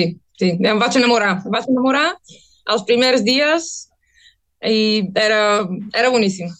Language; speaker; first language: Catalan; non-native, fluent; Bulgarian